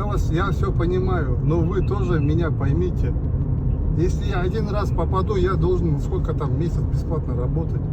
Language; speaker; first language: Russian; non-native, local second language; Kyrgyz